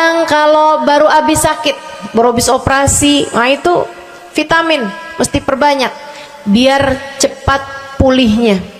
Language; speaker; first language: Indonesian; native; Indonesian